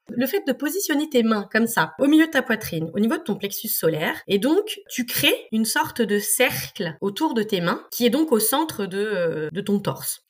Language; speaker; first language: French; native; French